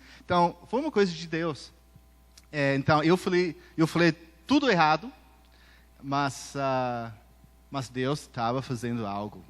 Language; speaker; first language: Portuguese; early bilingual, heritage; Portuguese